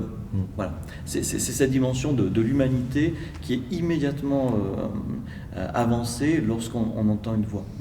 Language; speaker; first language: French; native; French